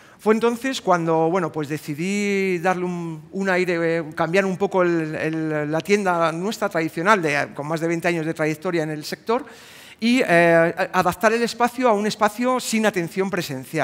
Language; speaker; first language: Spanish; native; Spanish